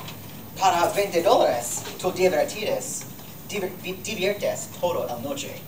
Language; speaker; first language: Spanish; non-native, learner; English